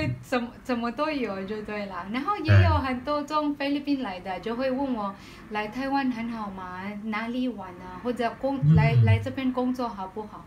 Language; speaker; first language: Chinese; non-native, learner; Filipino